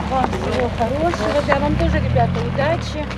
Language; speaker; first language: Russian; native; Russian